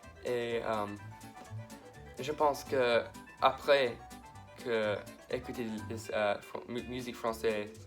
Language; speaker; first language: French; non-native, learner; English